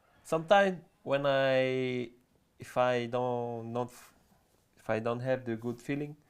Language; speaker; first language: English; non-native, learner; French